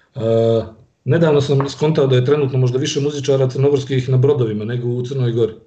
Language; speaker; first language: Serbian; native; Serbian